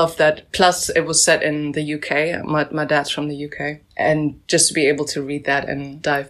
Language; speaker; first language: English; native; English